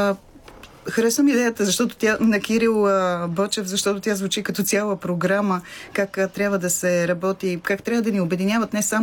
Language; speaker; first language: Bulgarian; native; Bulgarian